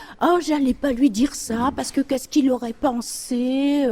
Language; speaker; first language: French; native; French